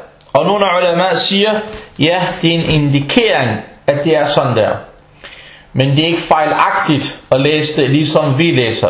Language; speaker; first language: Danish; non-native, fluent; Arabic